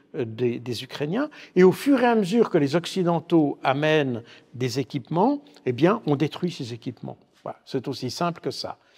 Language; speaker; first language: French; native; French